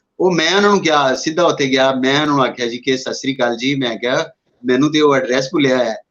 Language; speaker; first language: Punjabi; native; Punjabi